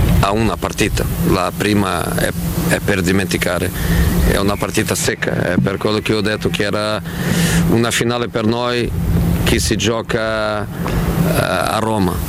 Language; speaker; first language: Italian; non-native, fluent; Portuguese